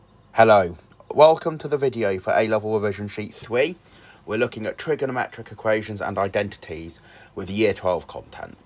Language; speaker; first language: English; native; English